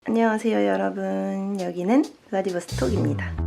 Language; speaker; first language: Korean; native; Korean